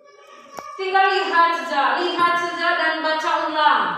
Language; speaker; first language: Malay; non-native, local second language; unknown